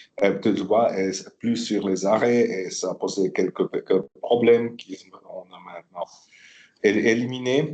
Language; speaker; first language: French; non-native, local second language; German